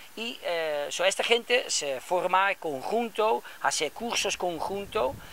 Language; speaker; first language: Spanish; non-native, learner; Dutch